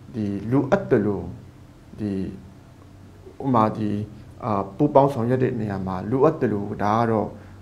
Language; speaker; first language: Burmese; non-native, local second language; Hakha Chin